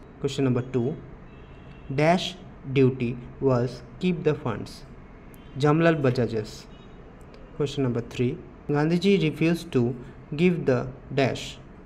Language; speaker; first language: English; non-native, local second language; Bangla